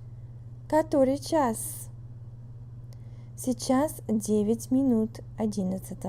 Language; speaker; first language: Russian; non-native, fluent; English